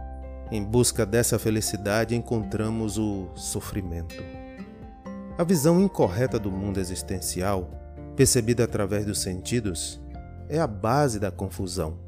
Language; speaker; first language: Portuguese; native; Portuguese